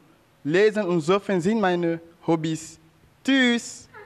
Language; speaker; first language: German; non-native, learner; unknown